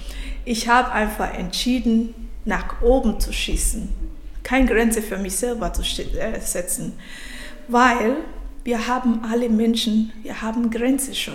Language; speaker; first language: German; non-native, fluent; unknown